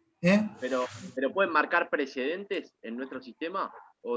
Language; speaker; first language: Spanish; native; Spanish